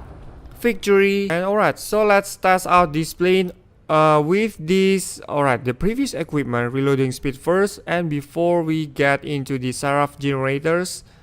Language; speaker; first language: English; non-native, fluent; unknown